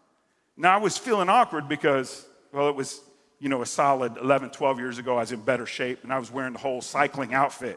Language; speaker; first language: English; native; English